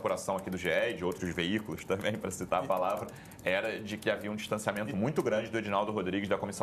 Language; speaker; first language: Portuguese; native; Portuguese